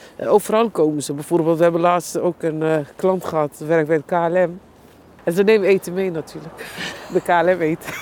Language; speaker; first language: Dutch; non-native, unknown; Turkish